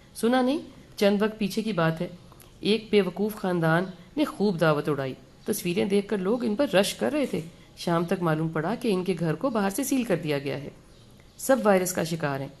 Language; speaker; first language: Urdu; native; Urdu